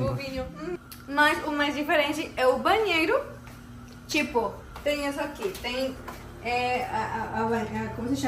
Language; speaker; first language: Portuguese; non-native, fluent; Spanish